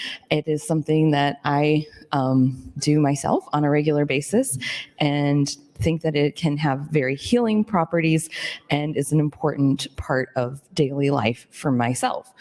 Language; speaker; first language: English; native; English